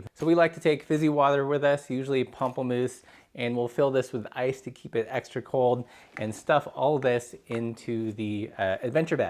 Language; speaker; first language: English; native; English